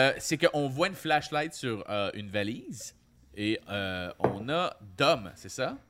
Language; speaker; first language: French; native; French